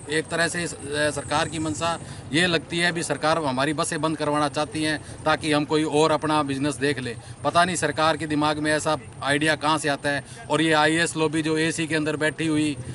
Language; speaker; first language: Hindi; native; Hindi